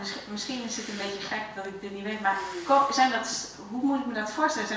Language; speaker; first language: Dutch; native; Dutch